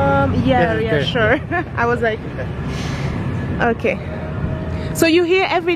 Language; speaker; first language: English; non-native, learner; French